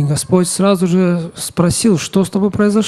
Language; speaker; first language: Russian; native; Russian